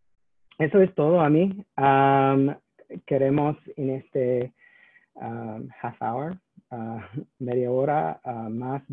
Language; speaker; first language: Spanish; non-native, learner; English